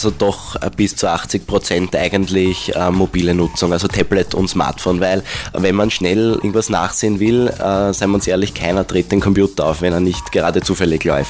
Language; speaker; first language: German; native; German